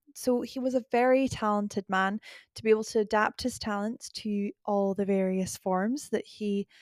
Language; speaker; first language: English; native; English